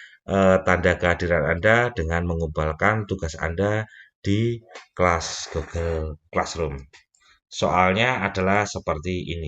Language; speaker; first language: Indonesian; native; Indonesian